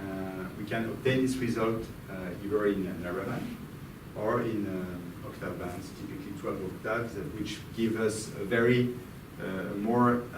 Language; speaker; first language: English; non-native, fluent; French